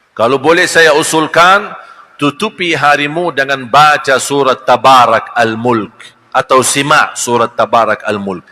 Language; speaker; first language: Malay; non-native, fluent; Arabic